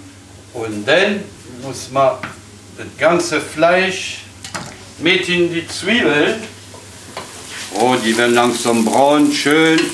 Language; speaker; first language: German; non-native, fluent; French